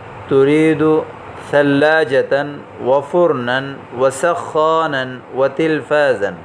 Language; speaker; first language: Arabic; non-native, fluent; Urdu